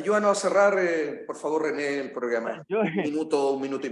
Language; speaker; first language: Spanish; native; Spanish